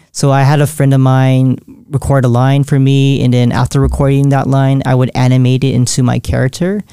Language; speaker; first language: English; native; English